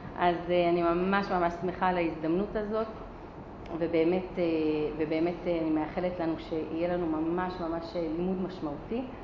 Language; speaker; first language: Hebrew; early bilingual, other home language; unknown